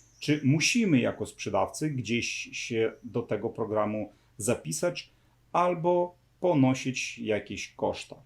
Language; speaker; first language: Polish; non-native, fluent; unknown